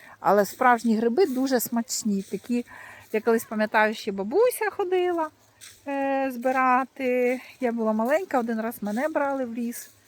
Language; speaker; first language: Ukrainian; native; Ukrainian